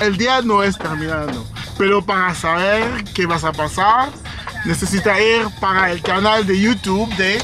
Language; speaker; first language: Spanish; non-native, learner; English